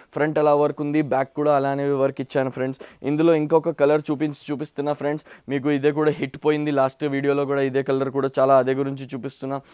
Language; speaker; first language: Telugu; non-native, local second language; Hindi